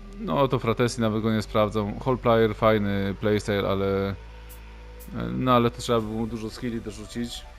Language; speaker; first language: Polish; native; Polish